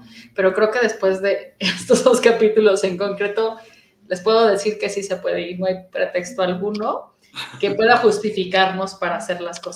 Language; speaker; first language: Spanish; native; Spanish